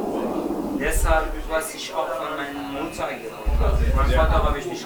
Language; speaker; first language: German; non-native, learner; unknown